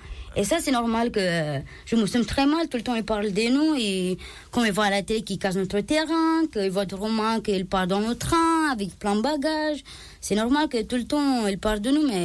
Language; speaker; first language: French; non-native, learner; Romanian